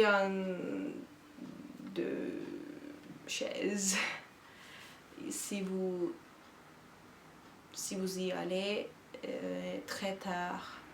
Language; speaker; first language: French; non-native, learner; Turkish